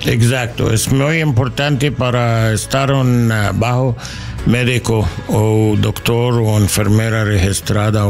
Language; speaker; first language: Spanish; non-native, learner; English